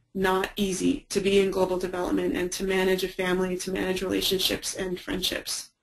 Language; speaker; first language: English; native; English